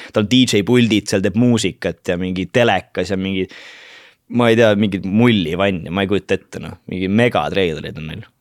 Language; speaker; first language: Estonian; native; Estonian